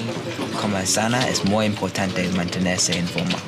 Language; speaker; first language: Spanish; non-native, learner; English